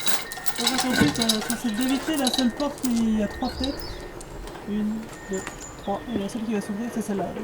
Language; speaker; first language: French; native; French